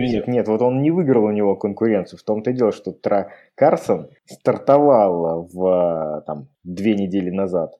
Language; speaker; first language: Russian; native; Russian